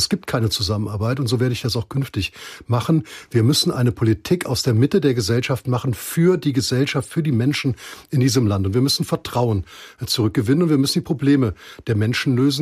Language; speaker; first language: German; native; German